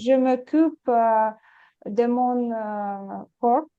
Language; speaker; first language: French; non-native, learner; Ukrainian